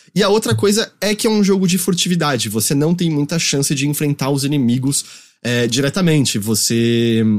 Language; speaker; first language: Portuguese; native; Portuguese